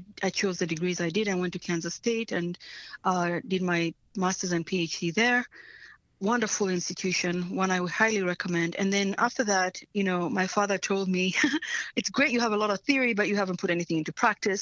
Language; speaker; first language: English; non-native, local second language; Swahili